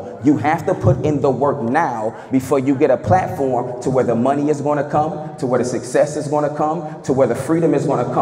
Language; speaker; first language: English; native; English